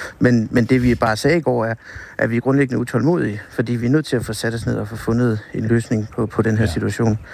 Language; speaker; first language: Danish; native; Danish